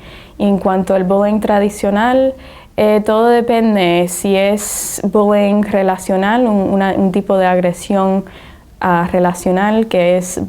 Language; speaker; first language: Spanish; early bilingual, heritage; Spanish